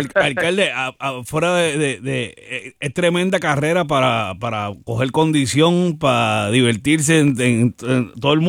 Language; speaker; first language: Spanish; native; Spanish